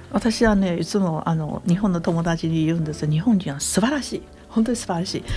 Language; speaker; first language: Japanese; non-native, fluent; Chinese